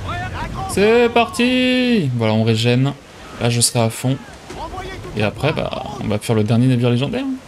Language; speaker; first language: French; native; French